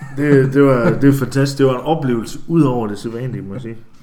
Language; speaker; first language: Danish; native; Danish